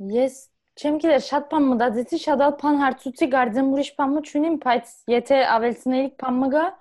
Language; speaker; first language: Armenian; early bilingual, heritage; Armenian